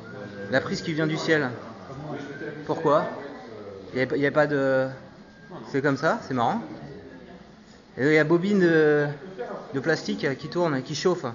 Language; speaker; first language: French; native; French